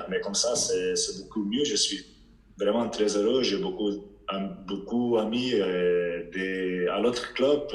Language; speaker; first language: French; non-native, fluent; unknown